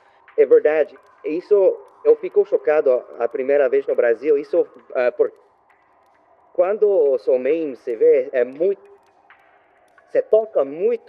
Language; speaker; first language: Portuguese; non-native, learner; French